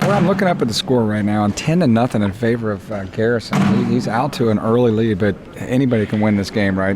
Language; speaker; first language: English; native; English